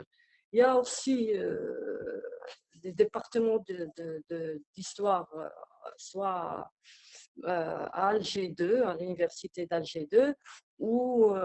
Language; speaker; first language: French; non-native, local second language; Arabic